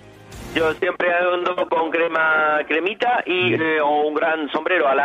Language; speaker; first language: Spanish; native; Spanish